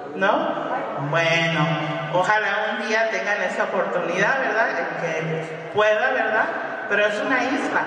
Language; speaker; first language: Spanish; early bilingual, heritage; Spanish